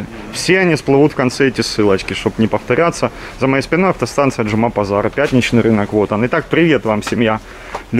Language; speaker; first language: Russian; native; Russian